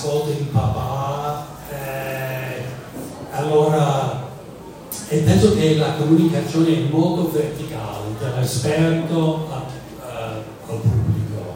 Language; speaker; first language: Italian; non-native, fluent; English